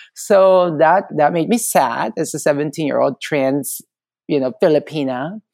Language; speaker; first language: English; non-native, local second language; Filipino